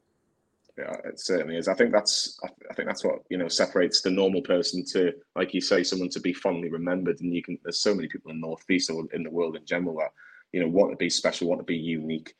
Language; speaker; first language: English; native; English